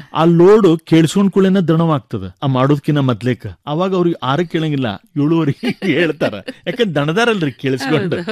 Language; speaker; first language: Kannada; native; Kannada